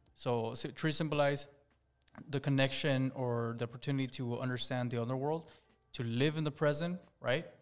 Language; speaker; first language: English; early bilingual, other home language; Spanish